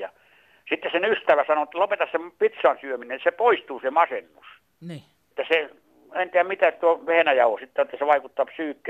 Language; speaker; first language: Finnish; native; Finnish